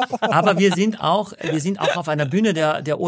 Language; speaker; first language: German; native; German